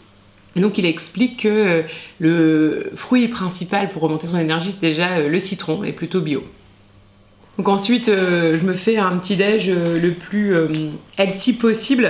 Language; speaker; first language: French; native; French